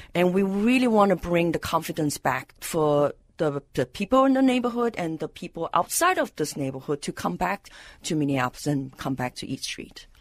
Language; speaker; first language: English; non-native, local second language; Cantonese